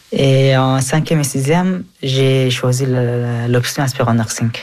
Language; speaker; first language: French; early bilingual, other home language; Persian